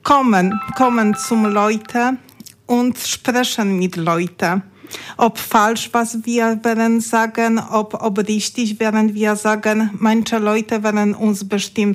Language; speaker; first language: German; non-native, learner; Polish